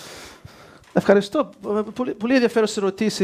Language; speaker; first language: Greek; early bilingual, heritage; Greek